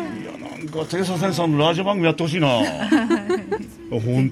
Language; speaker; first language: Japanese; native; Japanese